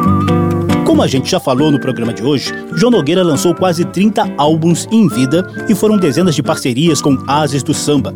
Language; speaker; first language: Portuguese; native; Portuguese